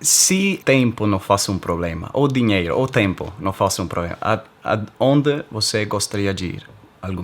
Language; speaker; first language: Portuguese; non-native, learner; English